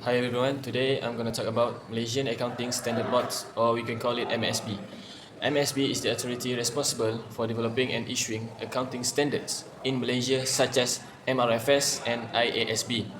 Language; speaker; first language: English; non-native, local second language; Malay